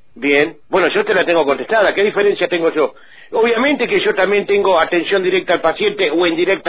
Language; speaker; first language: Spanish; native; Spanish